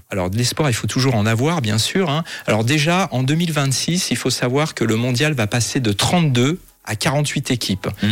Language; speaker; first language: French; native; French